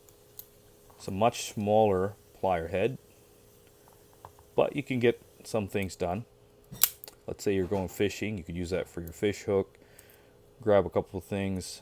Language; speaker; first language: English; native; English